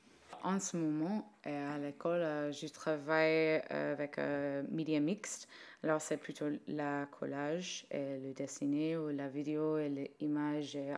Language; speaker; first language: French; non-native, learner; English